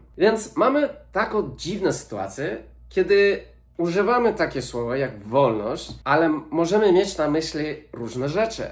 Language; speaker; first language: Polish; non-native, fluent; English